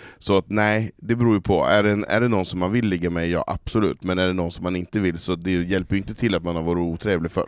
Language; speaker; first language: Swedish; native; Swedish